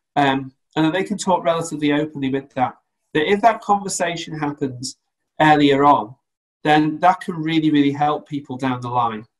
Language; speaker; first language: English; native; English